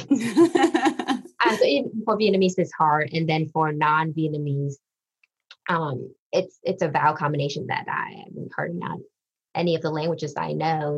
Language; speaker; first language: English; early bilingual, other home language; Vietnamese